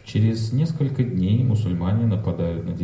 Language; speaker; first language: Russian; native; Russian